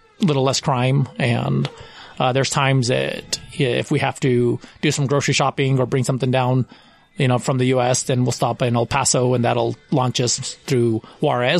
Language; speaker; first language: English; non-native, fluent; Spanish